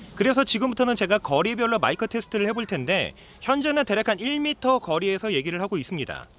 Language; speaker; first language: Korean; native; Korean